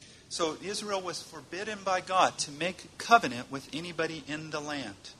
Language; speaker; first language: English; native; English